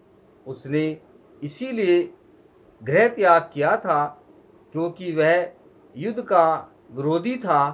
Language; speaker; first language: Hindi; native; Hindi